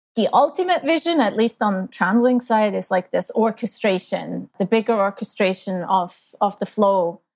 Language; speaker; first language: English; non-native, fluent; German